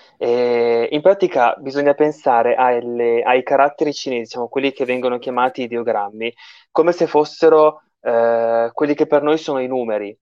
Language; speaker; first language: Italian; native; Italian